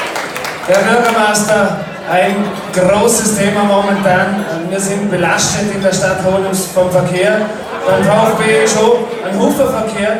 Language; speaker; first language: German; native; German